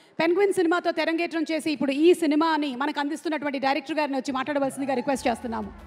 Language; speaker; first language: Telugu; native; Telugu